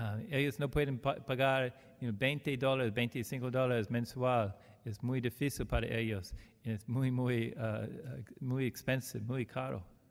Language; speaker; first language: Spanish; non-native, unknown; English